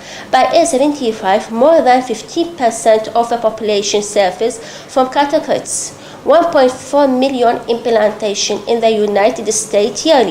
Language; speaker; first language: English; non-native, local second language; Arabic